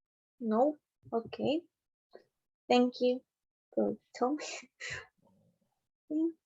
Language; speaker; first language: English; non-native, learner; Spanish